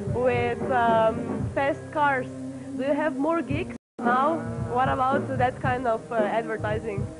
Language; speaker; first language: English; non-native, learner; Slovenian